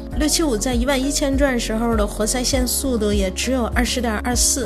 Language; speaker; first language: Chinese; native; Chinese